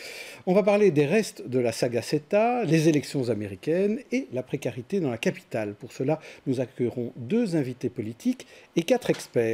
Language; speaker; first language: French; native; French